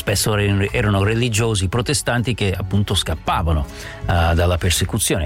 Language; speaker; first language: Italian; non-native, fluent; English